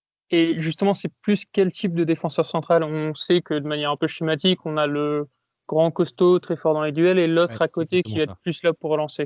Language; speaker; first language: French; native; French